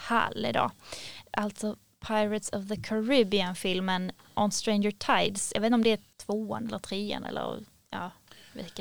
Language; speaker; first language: Swedish; native; Swedish